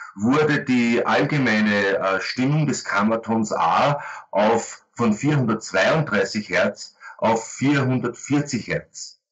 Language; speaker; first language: German; native; German